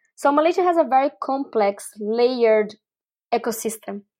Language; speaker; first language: English; non-native, fluent; Portuguese